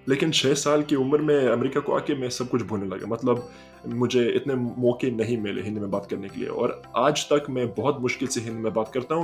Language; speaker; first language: Hindi; early bilingual, heritage; Hindi